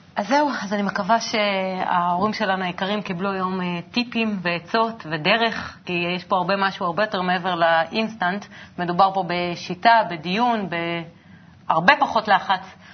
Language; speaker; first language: Hebrew; native; Hebrew